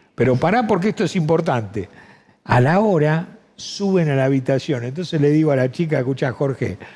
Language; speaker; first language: Spanish; native; Spanish